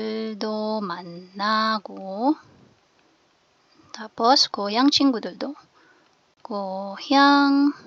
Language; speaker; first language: Korean; non-native, fluent; Filipino